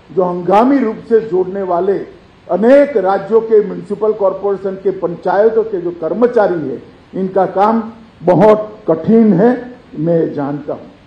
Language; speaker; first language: Hindi; non-native, local second language; Gujarati